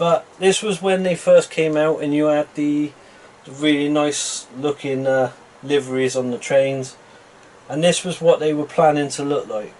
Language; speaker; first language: English; native; English